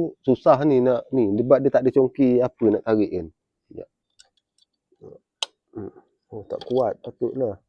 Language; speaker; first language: Malay; native; Malay